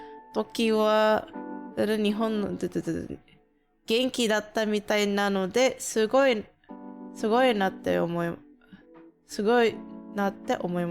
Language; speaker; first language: Japanese; non-native, fluent; Indonesian